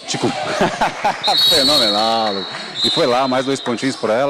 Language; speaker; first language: Portuguese; native; Portuguese